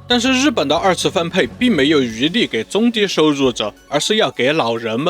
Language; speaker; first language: Chinese; native; Chinese